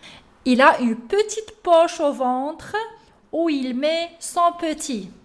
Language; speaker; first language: French; non-native, local second language; Arabic